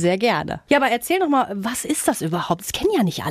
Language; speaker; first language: German; native; German